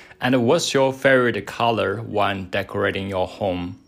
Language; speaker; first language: English; non-native, learner; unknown